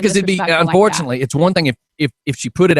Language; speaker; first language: English; native; English